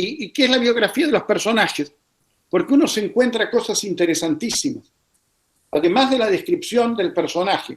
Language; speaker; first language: Spanish; native; Spanish